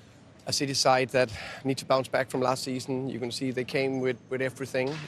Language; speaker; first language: English; non-native, fluent; Danish